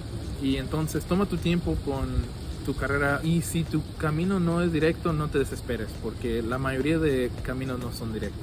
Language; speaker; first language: Spanish; early bilingual, heritage; Spanish